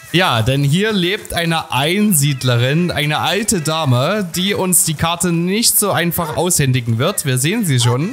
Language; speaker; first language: German; native; German